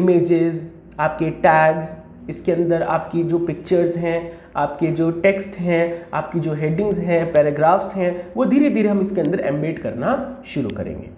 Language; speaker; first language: Hindi; native; Hindi